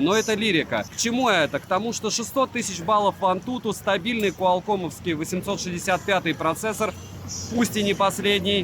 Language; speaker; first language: Russian; native; Russian